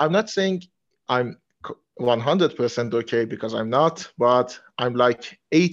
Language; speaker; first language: English; non-native, fluent; Persian